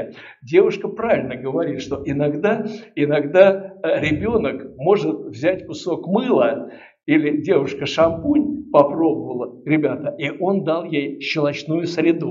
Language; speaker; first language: Russian; native; Russian